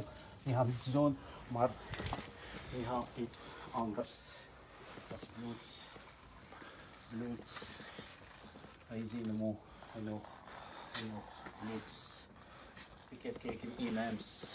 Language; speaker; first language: Dutch; non-native, learner; Arabic